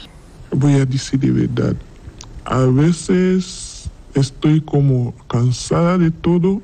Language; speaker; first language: Spanish; non-native, learner; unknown